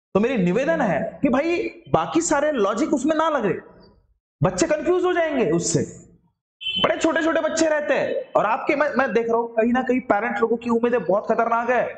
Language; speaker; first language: Hindi; non-native, local second language; Marathi